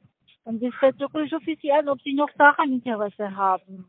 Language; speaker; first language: German; non-native, learner; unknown